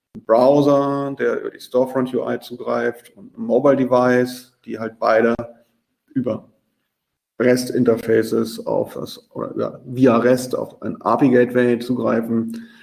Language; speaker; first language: German; native; German